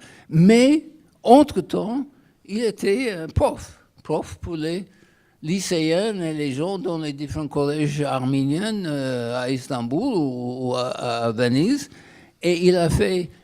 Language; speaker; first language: French; non-native, fluent; English